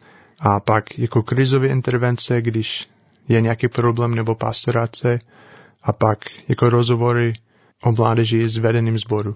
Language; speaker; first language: Czech; non-native, fluent; English